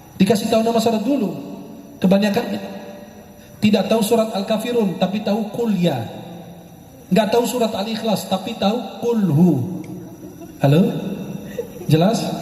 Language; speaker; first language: Indonesian; non-native, fluent; Arabic